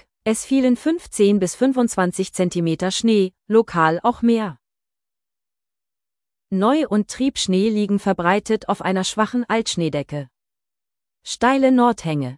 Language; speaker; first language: German; native; German